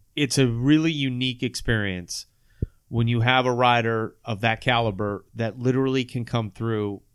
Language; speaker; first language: English; native; English